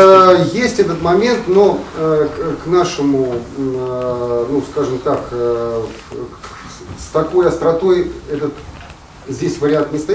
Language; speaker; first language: Russian; native; Russian